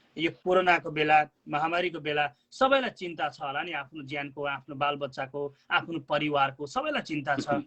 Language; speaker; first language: Nepali; native; Nepali